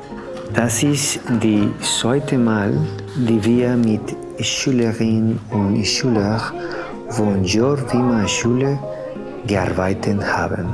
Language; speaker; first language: German; non-native, learner; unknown